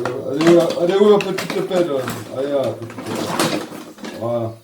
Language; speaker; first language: French; native; French